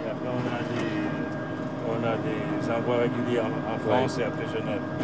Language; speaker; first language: French; non-native, fluent; Portuguese